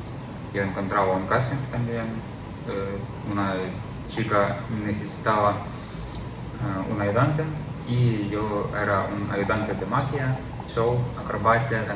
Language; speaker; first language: Spanish; non-native, learner; Ukrainian